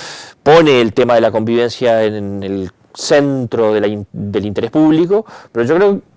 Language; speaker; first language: Spanish; native; Spanish